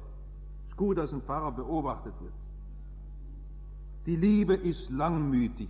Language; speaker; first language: German; native; German